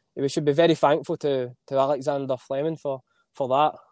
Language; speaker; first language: English; native; English